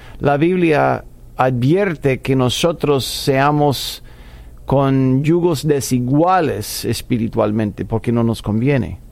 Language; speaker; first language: Spanish; non-native, fluent; English